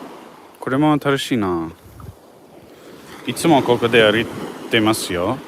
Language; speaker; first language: Japanese; non-native, fluent; English